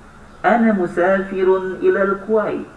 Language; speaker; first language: Arabic; non-native, fluent; Indonesian